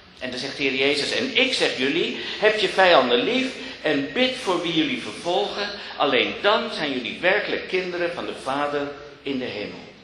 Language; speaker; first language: Dutch; native; Dutch